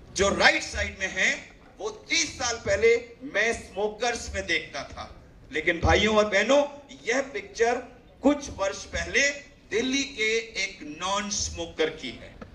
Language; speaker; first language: Hindi; native; Hindi